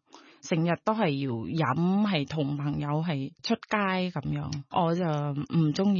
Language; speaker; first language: Cantonese; non-native, learner; Thai